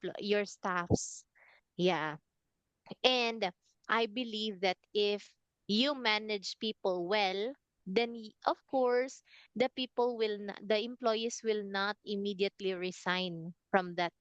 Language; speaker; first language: English; non-native, fluent; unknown